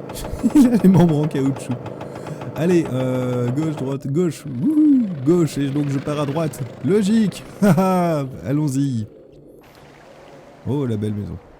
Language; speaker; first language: French; native; French